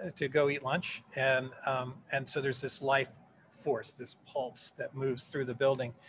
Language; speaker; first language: English; native; English